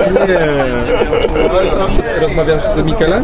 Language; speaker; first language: Polish; native; Polish